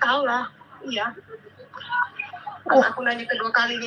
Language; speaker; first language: Indonesian; native; Indonesian